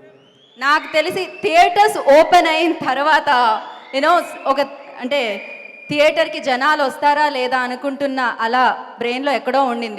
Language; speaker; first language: Telugu; native; Telugu